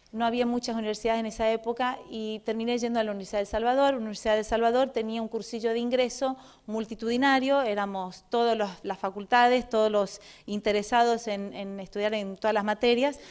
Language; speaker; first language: Spanish; non-native, fluent; Portuguese